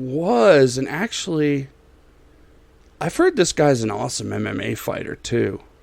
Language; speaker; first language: English; native; English